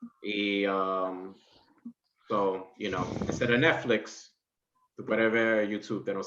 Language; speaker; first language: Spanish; early bilingual, heritage; English